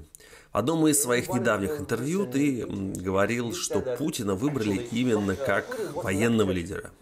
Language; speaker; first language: Russian; native; Russian